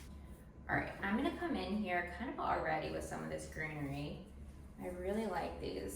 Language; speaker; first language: English; native; English